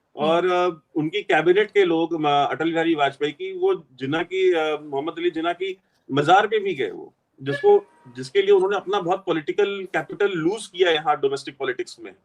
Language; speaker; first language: Hindi; native; Hindi